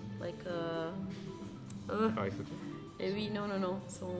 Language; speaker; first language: French; non-native, learner; Spanish